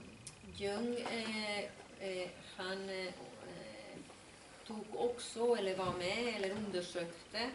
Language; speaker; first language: Swedish; non-native, fluent; Spanish